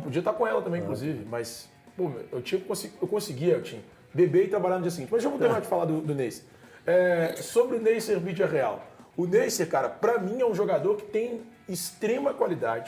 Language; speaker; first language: Portuguese; native; Portuguese